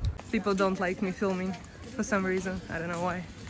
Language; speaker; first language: English; non-native, fluent; Russian